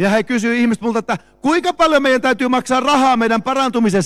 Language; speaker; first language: Finnish; native; Finnish